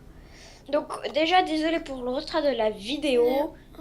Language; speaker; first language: French; native; French